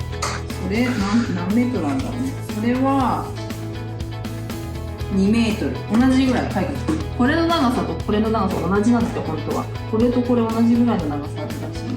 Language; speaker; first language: Japanese; native; Japanese